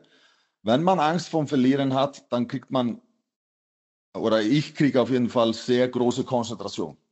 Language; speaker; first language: German; non-native, fluent; Icelandic